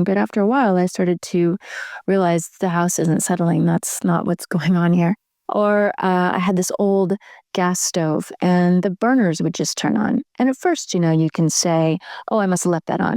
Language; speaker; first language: English; native; English